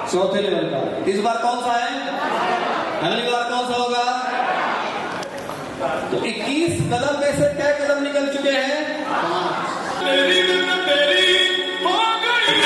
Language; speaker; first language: Hindi; native; Hindi